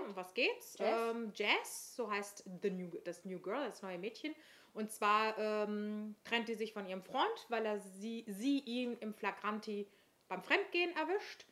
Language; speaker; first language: German; native; German